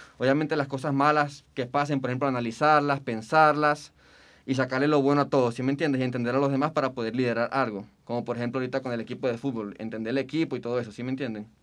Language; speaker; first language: Spanish; native; Spanish